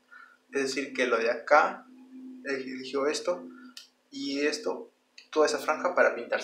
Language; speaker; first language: Spanish; native; Spanish